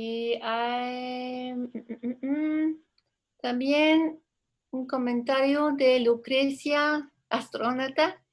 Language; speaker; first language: Spanish; non-native, fluent; French